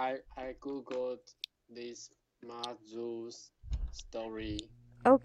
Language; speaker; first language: English; non-native, learner; Chinese